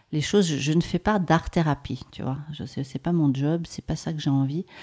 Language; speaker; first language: French; native; French